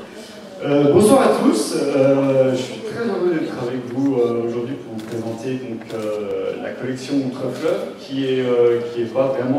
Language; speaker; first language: French; native; French